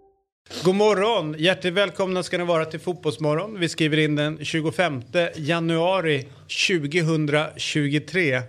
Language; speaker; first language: Swedish; native; Swedish